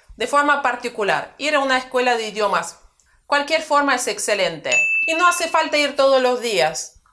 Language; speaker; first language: Spanish; non-native, fluent; Russian